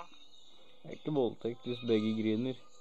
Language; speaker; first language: Norwegian; native; Norwegian